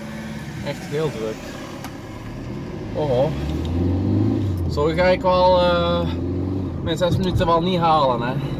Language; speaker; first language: Dutch; native; Dutch